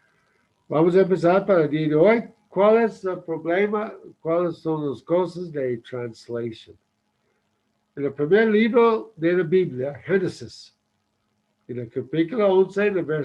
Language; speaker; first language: Spanish; non-native, learner; English